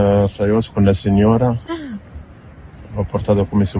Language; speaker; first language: Italian; non-native, learner; Arabic